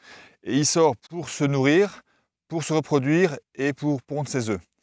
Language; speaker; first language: French; native; French